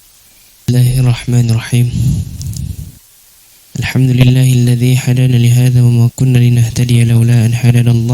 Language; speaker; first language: Arabic; non-native, learner; Indonesian